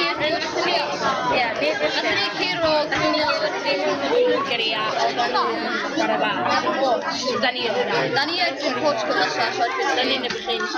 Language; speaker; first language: Welsh; non-native, local second language; English